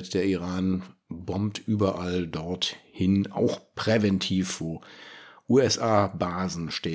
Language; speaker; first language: German; native; German